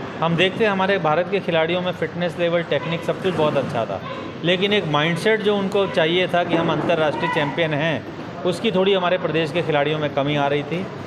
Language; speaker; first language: Hindi; native; Hindi